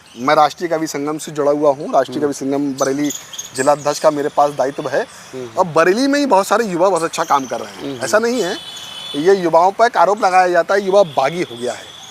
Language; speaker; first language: Hindi; native; Hindi